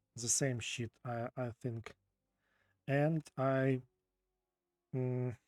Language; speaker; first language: English; non-native, learner; Ukrainian